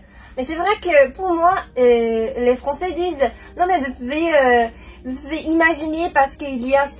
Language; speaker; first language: French; non-native, fluent; Japanese